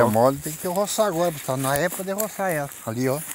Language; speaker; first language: Portuguese; native; Portuguese